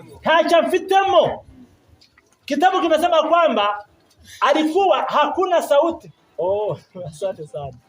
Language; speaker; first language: Swahili; non-native, local second language; Kinyarwanda